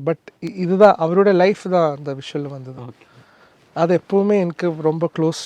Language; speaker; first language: Tamil; non-native, learner; Malayalam